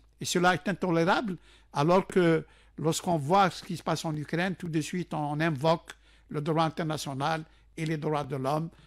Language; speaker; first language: French; non-native, local second language; Arabic